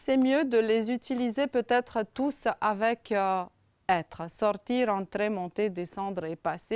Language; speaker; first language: French; non-native, fluent; Romanian